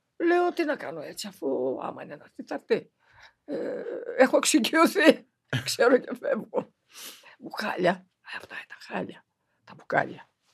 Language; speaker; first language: Greek; early bilingual, heritage; Greek